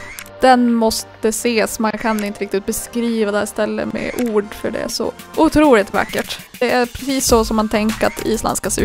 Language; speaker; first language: Swedish; native; Swedish